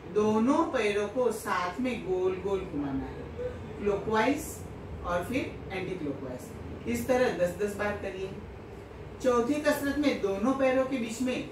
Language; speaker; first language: Hindi; non-native, local second language; Gujarati